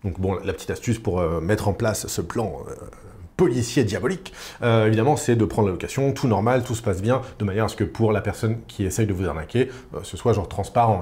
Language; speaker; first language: French; native; French